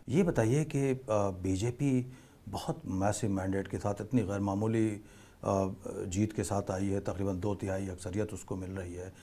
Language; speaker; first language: Urdu; native; Urdu